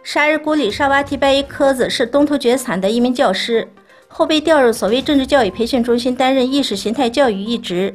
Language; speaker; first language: Chinese; non-native, local second language; Uyghur